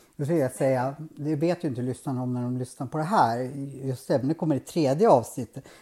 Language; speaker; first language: Swedish; native; Swedish